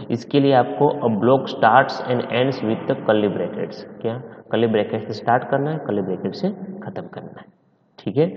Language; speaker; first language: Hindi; non-native, local second language; Gujarati